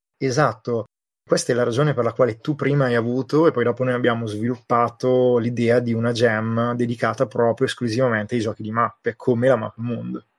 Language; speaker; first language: Italian; native; Italian